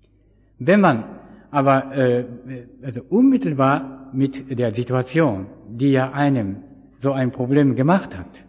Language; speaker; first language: German; non-native, fluent; Japanese